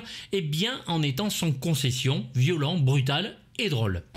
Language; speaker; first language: French; native; French